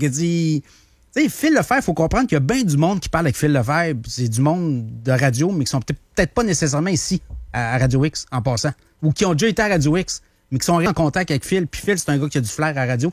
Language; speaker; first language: French; native; French